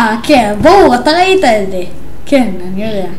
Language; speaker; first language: Hebrew; native; Hebrew